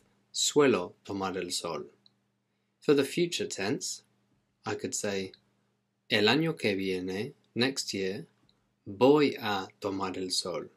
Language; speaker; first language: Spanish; non-native, fluent; English